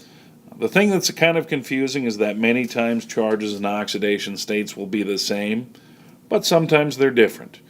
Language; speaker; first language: English; native; English